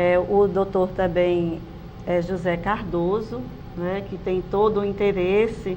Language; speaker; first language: Portuguese; native; Portuguese